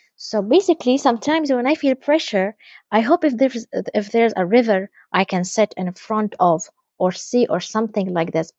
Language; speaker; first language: English; non-native, fluent; Arabic